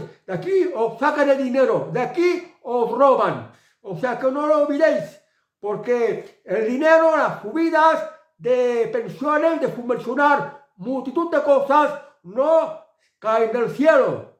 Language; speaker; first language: Spanish; native; Spanish